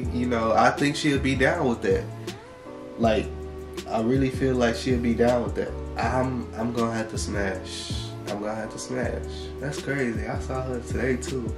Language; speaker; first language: English; native; English